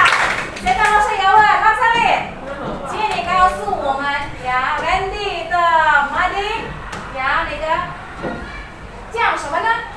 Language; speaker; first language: Chinese; non-native, fluent; Indonesian